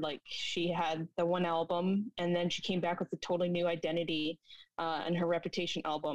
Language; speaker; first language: English; native; English